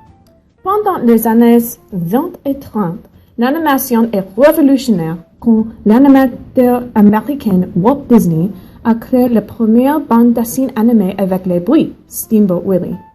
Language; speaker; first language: French; non-native, learner; English